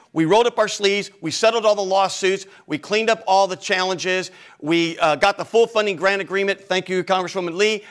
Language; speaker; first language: English; native; English